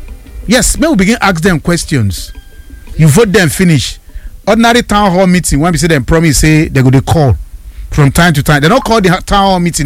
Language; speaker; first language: Nigerian Pidgin; non-native, local second language; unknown